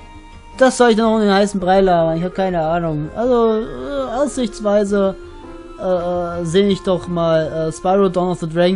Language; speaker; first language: German; native; German